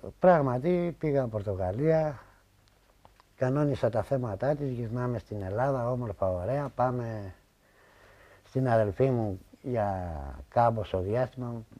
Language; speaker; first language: Greek; native; Greek